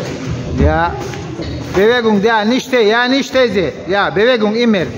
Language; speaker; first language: German; non-native, learner; Russian